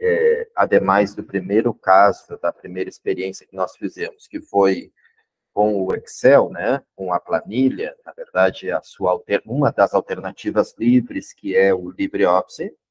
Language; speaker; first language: Portuguese; native; Portuguese